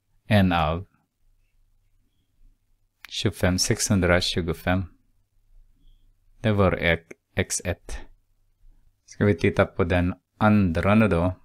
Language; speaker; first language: Swedish; non-native, fluent; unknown